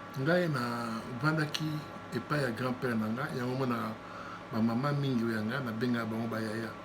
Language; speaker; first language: Lingala; native; Lingala